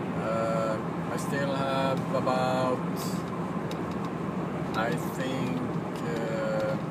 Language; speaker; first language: English; non-native, fluent; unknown